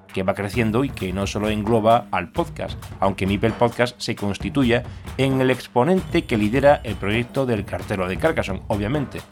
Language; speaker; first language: Spanish; native; Spanish